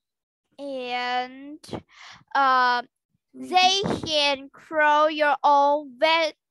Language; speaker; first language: English; non-native, learner; Vietnamese